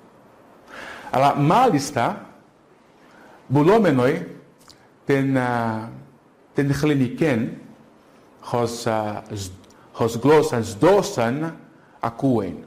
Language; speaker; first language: Greek; non-native, fluent; Portuguese